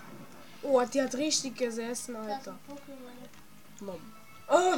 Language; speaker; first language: German; native; German